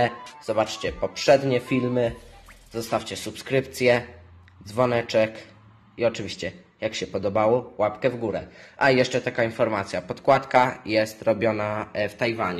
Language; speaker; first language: Polish; native; Polish